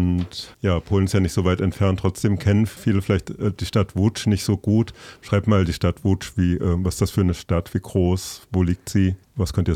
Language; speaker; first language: German; native; German